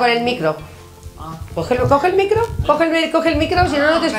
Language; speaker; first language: Spanish; native; Spanish